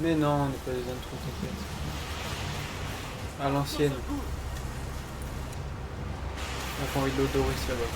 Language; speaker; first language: French; native; French